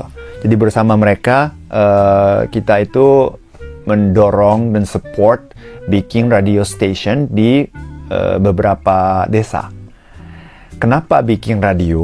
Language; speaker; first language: Indonesian; non-native, fluent; Japanese